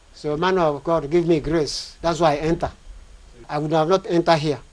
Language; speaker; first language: English; non-native, local second language; Igbo